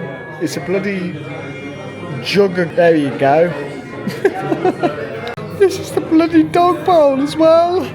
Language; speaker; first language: English; native; English